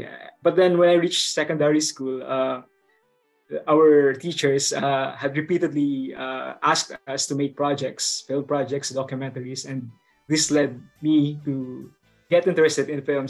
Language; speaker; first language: English; non-native, local second language; Bikol